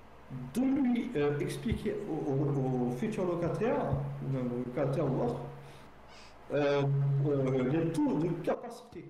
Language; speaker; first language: French; native; French